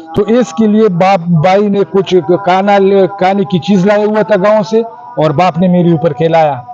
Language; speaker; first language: Urdu; non-native, local second language; Pashto